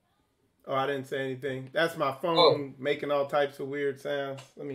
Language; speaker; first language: English; native; English